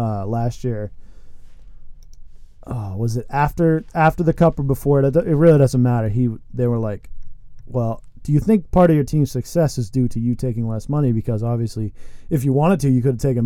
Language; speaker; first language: English; native; English